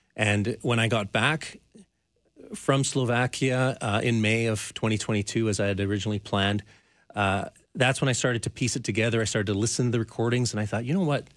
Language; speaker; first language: English; native; English